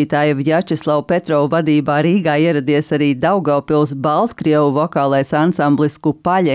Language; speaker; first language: Latvian; native; Latvian